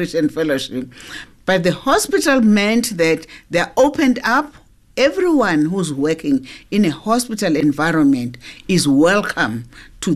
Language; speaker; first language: English; non-native, local second language; Zulu